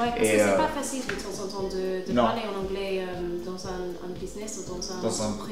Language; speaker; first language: French; non-native, fluent; English